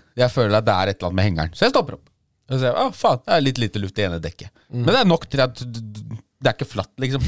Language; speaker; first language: Norwegian; early bilingual, other home language; Polish